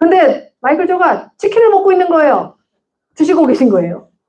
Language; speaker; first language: Korean; native; Korean